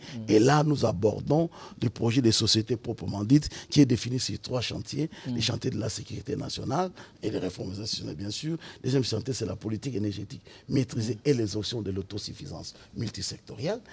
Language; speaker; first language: French; non-native, local second language; Lingala